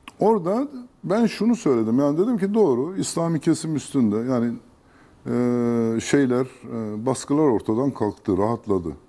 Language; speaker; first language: Turkish; non-native, local second language; Kurdish